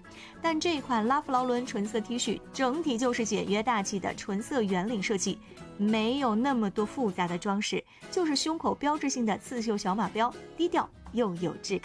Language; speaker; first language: Chinese; native; Chinese